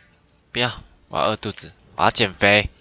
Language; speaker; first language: Chinese; native; Chinese